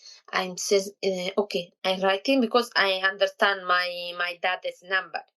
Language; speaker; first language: English; non-native, learner; Kurdish